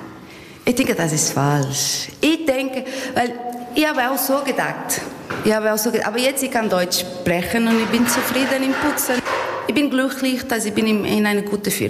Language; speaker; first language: German; non-native, learner; Portuguese